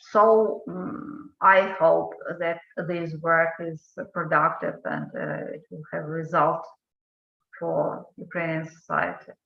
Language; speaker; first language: English; non-native, fluent; Ukrainian